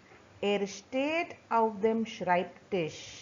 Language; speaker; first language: German; non-native, fluent; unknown